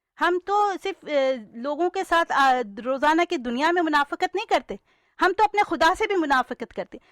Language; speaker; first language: Urdu; native; Urdu